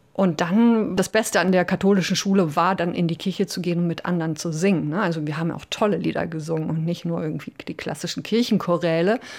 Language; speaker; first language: German; early bilingual, other home language; Polish